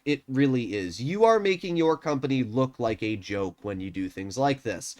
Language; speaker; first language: English; native; English